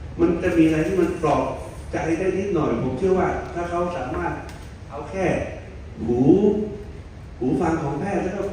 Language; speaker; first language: Thai; native; Thai